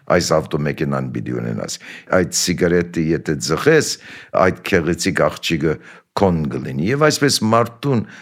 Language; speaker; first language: Armenian; early bilingual, heritage; Armenian